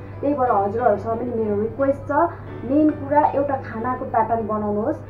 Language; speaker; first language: Nepali; native; Nepali